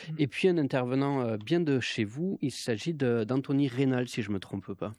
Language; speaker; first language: French; native; French